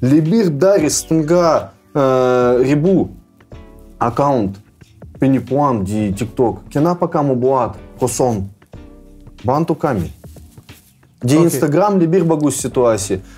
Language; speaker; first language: Indonesian; non-native, learner; Russian